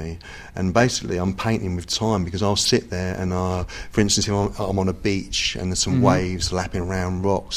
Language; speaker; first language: English; native; English